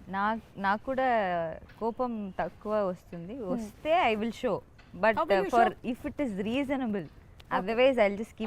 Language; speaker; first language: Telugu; non-native, learner; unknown